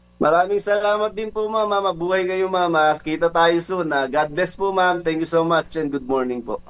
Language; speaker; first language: Filipino; native; Filipino